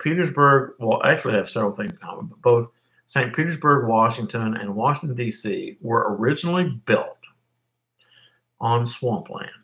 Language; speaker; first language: English; native; English